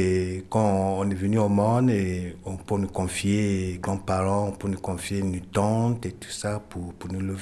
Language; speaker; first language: French; non-native, fluent; Ewe